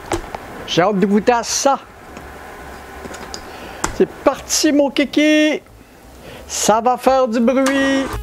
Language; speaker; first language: French; native; French